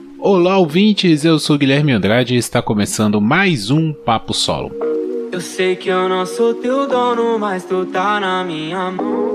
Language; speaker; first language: Portuguese; native; Portuguese